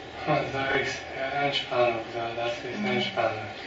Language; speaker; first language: German; non-native, learner; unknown